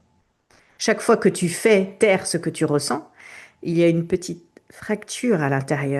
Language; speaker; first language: French; native; French